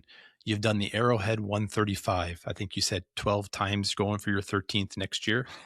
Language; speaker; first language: English; native; English